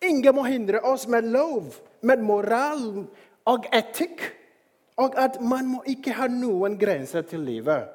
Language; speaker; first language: Norwegian; non-native, fluent; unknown